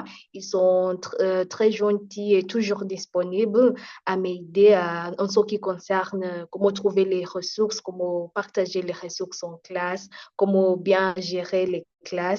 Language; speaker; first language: French; non-native, fluent; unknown